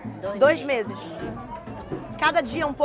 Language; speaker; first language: Portuguese; native; Portuguese